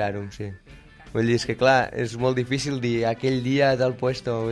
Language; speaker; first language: Catalan; native; Catalan